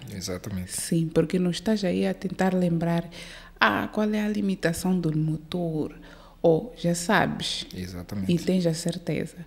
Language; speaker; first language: Portuguese; early bilingual, heritage; Portuguese